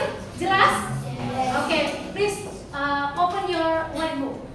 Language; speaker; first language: English; non-native, learner; Indonesian